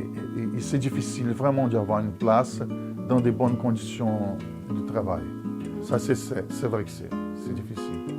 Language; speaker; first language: French; non-native, fluent; Portuguese